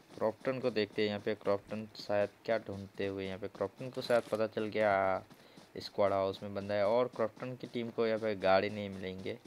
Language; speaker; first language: Hindi; non-native, local second language; Assamese